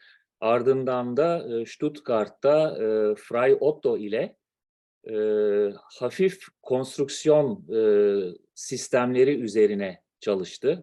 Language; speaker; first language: Turkish; native; Turkish